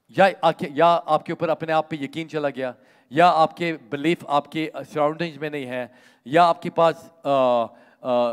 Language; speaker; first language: Hindi; native; Hindi